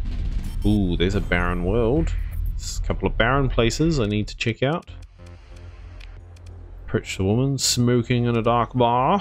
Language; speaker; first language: English; native; English